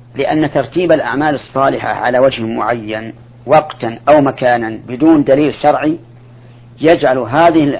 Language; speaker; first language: Arabic; native; Arabic